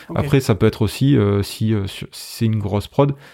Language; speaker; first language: French; native; French